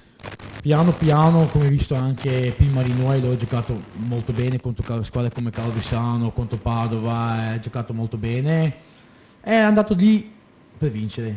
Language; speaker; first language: Italian; non-native, fluent; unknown